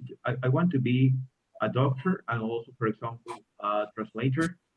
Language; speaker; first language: English; non-native, learner; Spanish